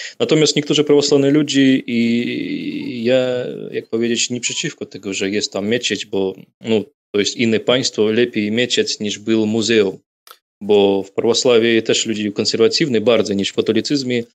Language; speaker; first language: Polish; non-native, fluent; Russian